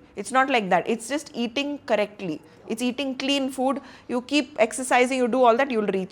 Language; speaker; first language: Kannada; non-native, local second language; Hindi